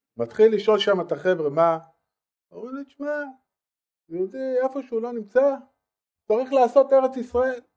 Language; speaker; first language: Hebrew; non-native, fluent; French